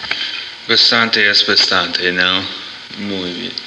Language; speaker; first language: Spanish; non-native, learner; English